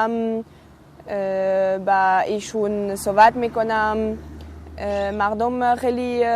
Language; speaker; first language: Persian; non-native, learner; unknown